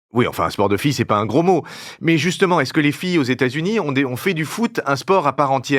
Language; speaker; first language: French; native; French